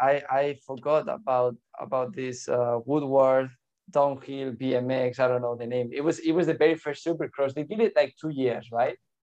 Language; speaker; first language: English; non-native, fluent; Spanish